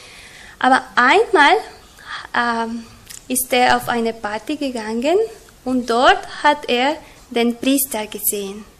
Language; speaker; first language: German; non-native, learner; Spanish